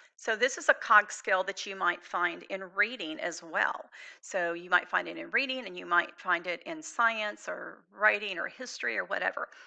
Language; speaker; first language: English; native; English